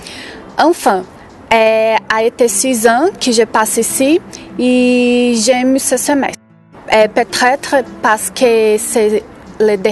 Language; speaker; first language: French; non-native, learner; Portuguese